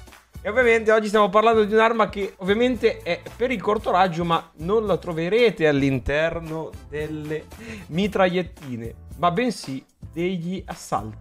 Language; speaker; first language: Italian; native; Italian